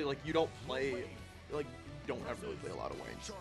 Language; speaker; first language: English; native; English